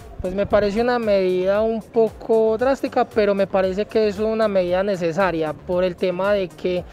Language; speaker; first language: Spanish; native; Spanish